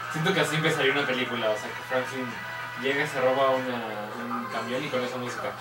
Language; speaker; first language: Spanish; native; Spanish